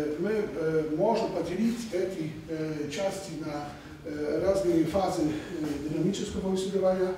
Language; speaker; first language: Polish; non-native, learner; Russian